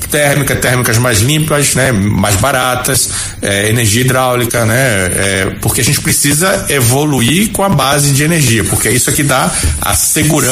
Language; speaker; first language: Portuguese; native; Portuguese